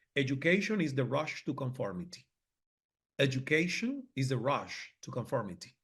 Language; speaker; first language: English; non-native, fluent; Spanish